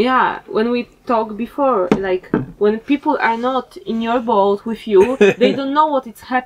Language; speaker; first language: English; non-native, learner; Polish